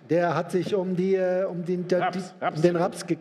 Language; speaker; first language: German; native; German